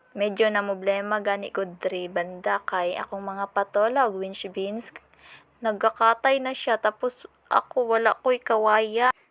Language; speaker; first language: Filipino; non-native, local second language; Cebuano